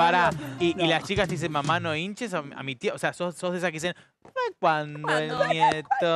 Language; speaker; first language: Spanish; native; Spanish